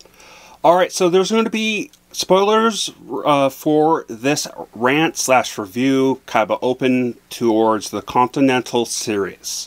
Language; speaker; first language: English; native; English